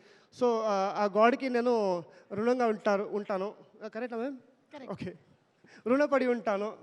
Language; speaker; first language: Telugu; non-native, learner; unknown